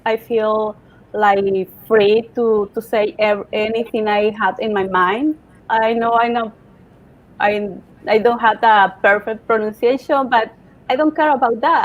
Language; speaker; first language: English; non-native, learner; Spanish